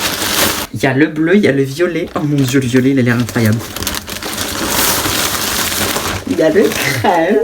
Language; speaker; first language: French; native; French